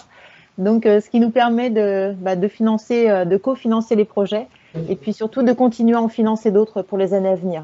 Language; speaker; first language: French; native; French